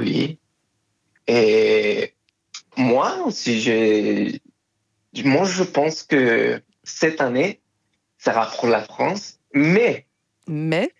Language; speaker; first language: French; non-native, fluent; Spanish